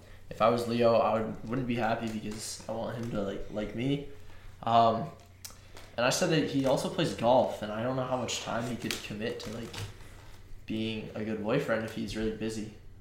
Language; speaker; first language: English; native; English